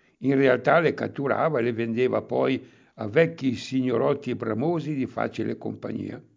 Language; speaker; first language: Italian; native; Italian